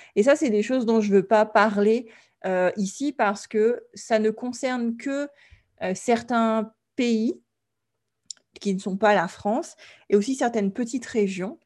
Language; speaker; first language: French; native; French